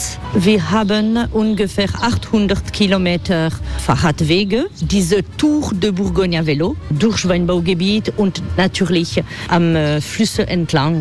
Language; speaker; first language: German; non-native, fluent; French